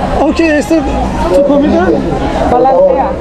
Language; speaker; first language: Spanish; non-native, learner; Turkish